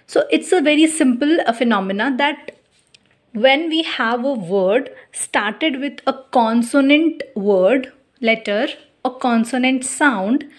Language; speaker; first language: English; non-native, local second language; Hindi